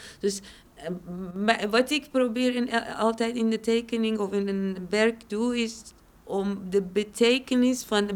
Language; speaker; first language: Dutch; non-native, fluent; Persian